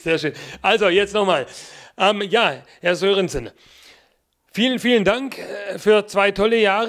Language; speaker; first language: German; native; German